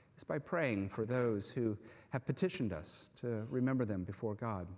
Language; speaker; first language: English; native; English